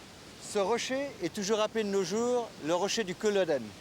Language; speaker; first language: French; native; French